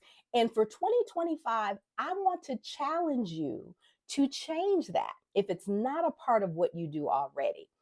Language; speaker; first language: English; native; English